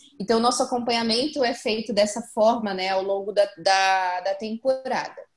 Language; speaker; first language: Portuguese; native; Portuguese